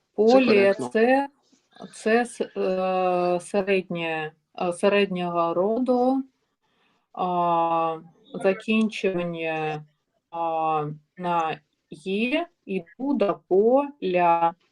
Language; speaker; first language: Ukrainian; non-native, learner; Russian